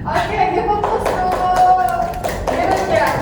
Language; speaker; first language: English; non-native, learner; Indonesian